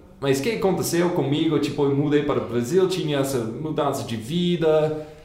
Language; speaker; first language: Portuguese; non-native, fluent; English